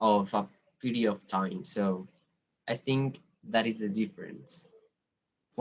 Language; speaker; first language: English; non-native, learner; Spanish